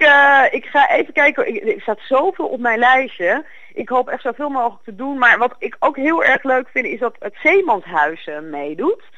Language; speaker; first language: Dutch; native; Dutch